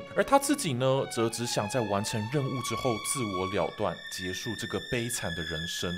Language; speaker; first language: Chinese; native; Chinese